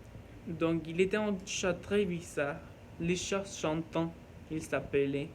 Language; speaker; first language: French; non-native, learner; Norwegian